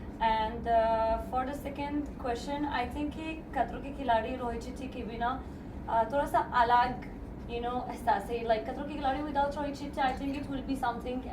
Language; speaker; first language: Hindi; non-native, learner; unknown